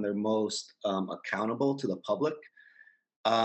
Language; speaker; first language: English; native; English